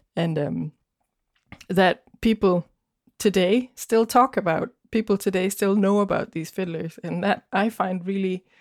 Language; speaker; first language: English; non-native, fluent; Danish